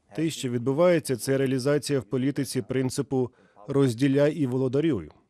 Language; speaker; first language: Ukrainian; native; Ukrainian